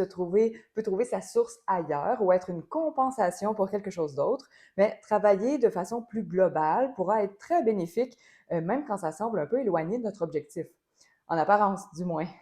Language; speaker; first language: French; native; French